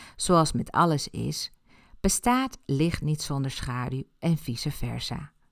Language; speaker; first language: Dutch; early bilingual, other home language; Spanish